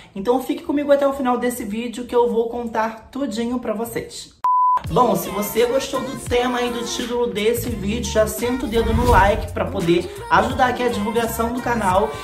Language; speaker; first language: Portuguese; native; Portuguese